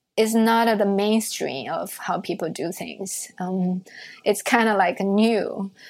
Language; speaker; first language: English; non-native, fluent; Chinese